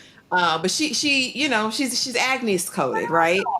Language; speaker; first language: English; native; English